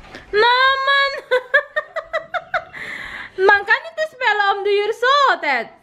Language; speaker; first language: Swedish; non-native, learner; Indonesian